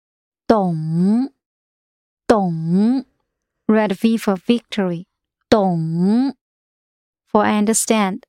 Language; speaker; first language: English; non-native, fluent; Chinese